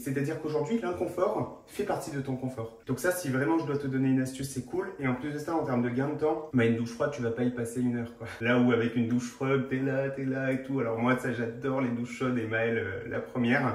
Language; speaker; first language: French; native; French